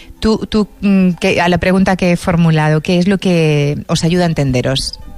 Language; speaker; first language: Spanish; native; Spanish